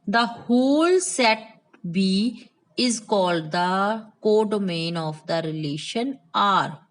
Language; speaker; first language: English; non-native, local second language; Punjabi